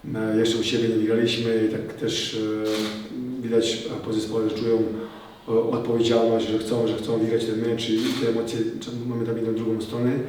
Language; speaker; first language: Polish; non-native, fluent; Serbian